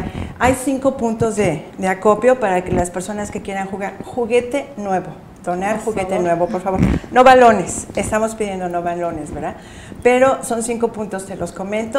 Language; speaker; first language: Spanish; native; Spanish